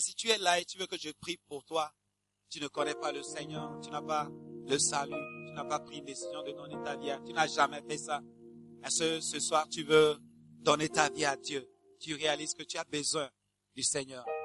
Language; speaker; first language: French; non-native, fluent; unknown